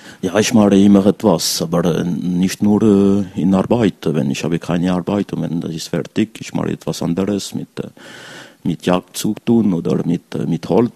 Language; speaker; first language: German; non-native, local second language; French